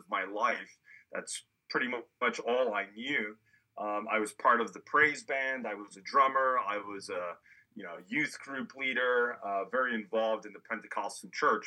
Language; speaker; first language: English; native; English